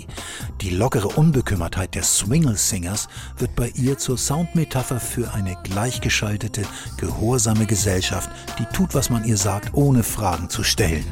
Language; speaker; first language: German; native; German